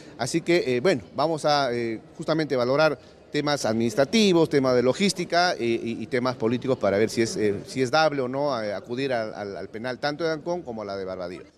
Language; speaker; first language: Spanish; native; Spanish